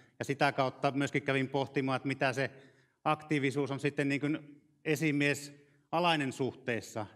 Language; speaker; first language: Finnish; native; Finnish